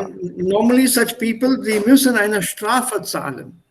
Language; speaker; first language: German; non-native, fluent; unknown